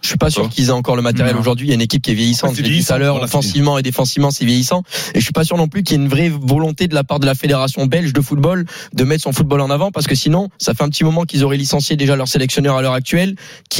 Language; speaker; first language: French; native; French